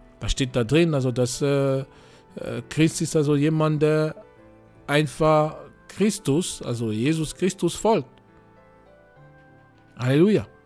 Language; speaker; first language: German; non-native, fluent; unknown